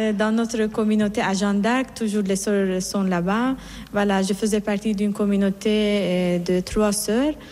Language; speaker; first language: French; non-native, fluent; Persian